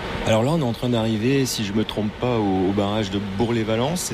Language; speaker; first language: French; native; French